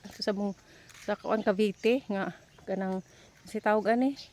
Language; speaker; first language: Filipino; native; Filipino